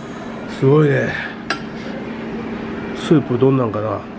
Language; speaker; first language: Japanese; native; Japanese